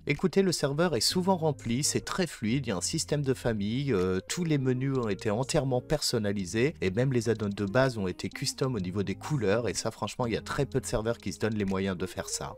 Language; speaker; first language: French; native; French